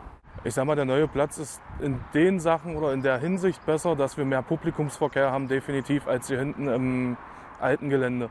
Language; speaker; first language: German; native; German